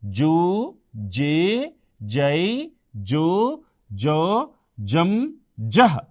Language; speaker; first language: Hindi; non-native, local second language; Telugu